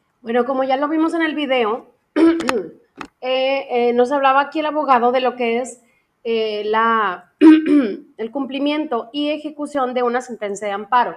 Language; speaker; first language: Spanish; native; Spanish